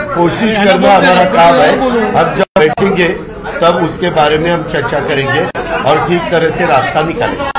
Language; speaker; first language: Hindi; non-native, local second language; Marathi